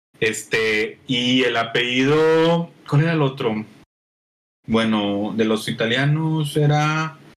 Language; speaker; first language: Spanish; native; Spanish